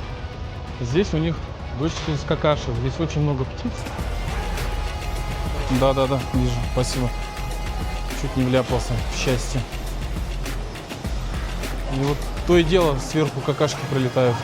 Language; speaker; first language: Russian; native; Russian